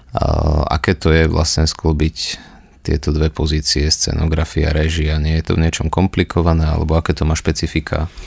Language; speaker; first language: Slovak; native; Slovak